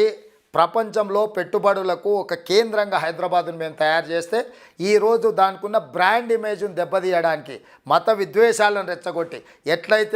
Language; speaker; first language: Telugu; native; Telugu